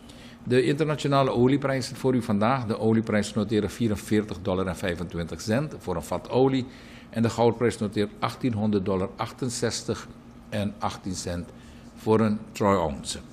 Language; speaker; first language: Dutch; native; Dutch